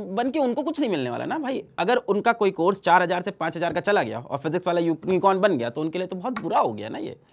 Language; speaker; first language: Hindi; native; Hindi